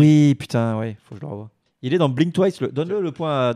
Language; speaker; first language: French; native; French